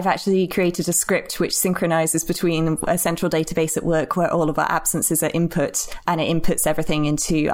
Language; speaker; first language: English; native; English